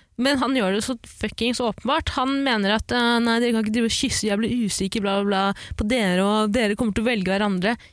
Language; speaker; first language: Norwegian; early bilingual, other home language; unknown